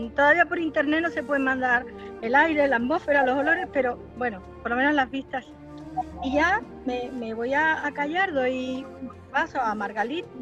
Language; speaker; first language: Spanish; native; Spanish